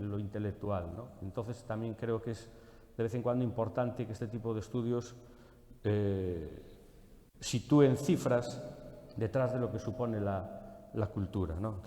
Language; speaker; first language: Spanish; native; Spanish